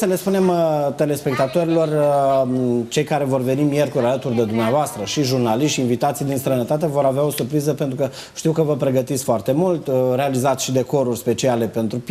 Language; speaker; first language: Romanian; native; Romanian